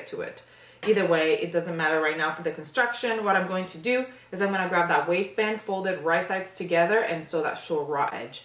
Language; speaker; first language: English; native; English